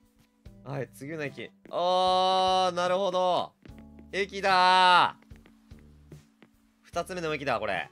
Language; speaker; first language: Japanese; native; Japanese